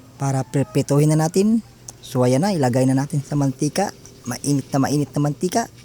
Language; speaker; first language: Filipino; non-native, local second language; Cebuano